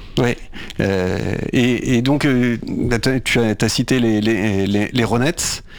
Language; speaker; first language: French; native; French